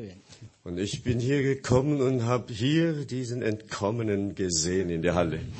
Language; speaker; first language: German; non-native, fluent; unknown